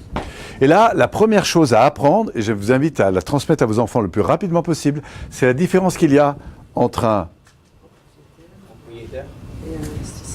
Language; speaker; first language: French; native; French